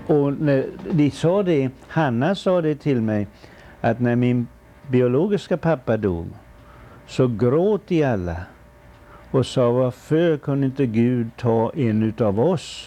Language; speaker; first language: Swedish; early bilingual, heritage; Swedish